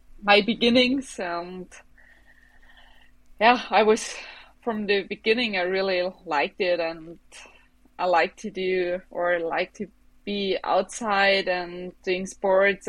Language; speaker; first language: English; non-native, fluent; German